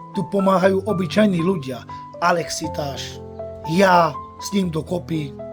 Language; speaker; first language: Slovak; non-native, local second language; Romany